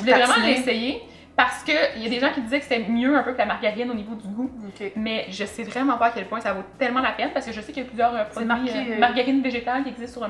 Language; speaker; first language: French; native; French